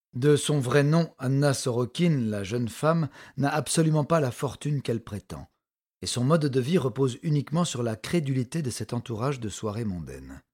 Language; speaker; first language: French; native; French